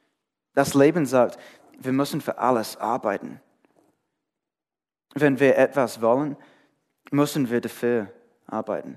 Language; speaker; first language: German; non-native, fluent; English